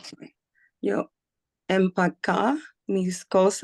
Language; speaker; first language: Spanish; non-native, learner; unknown